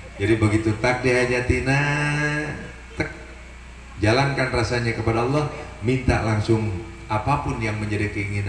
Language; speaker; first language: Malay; non-native, local second language; Sundanese